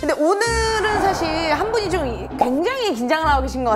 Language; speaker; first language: Korean; native; Korean